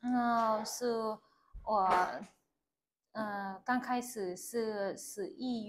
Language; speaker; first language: Chinese; non-native, learner; Vietnamese